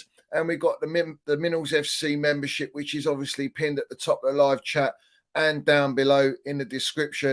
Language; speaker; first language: English; native; English